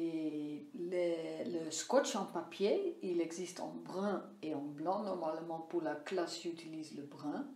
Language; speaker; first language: French; non-native, fluent; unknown